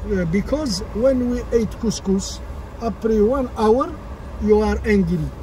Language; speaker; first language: English; non-native, learner; Arabic